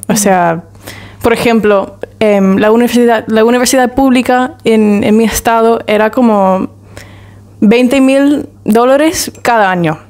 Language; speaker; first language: Spanish; non-native, fluent; English